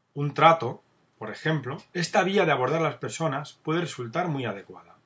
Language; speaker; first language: Spanish; native; Spanish